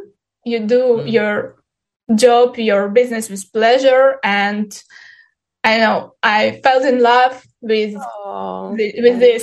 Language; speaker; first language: English; non-native, fluent; Ukrainian